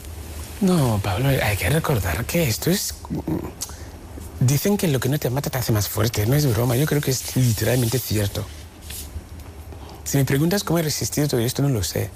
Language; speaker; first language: Spanish; non-native, fluent; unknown